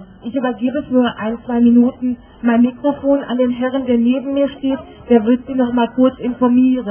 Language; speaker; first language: German; native; German